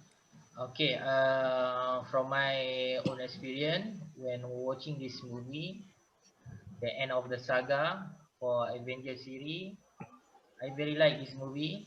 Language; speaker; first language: English; non-native, learner; Malay